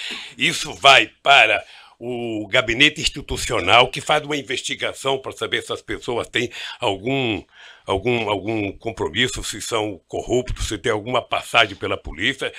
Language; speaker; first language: Portuguese; native; Portuguese